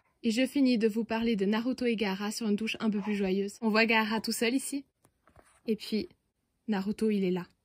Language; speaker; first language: French; native; French